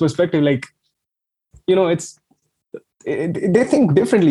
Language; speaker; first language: English; non-native, local second language; Marathi